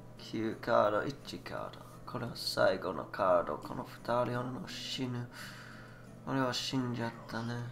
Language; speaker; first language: Japanese; non-native, learner; English